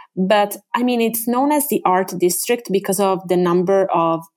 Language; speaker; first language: English; non-native, fluent; Italian